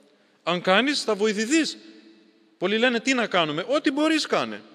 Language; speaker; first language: Greek; native; Greek